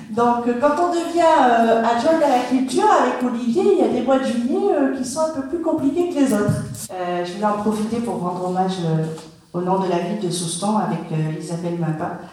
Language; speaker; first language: French; native; French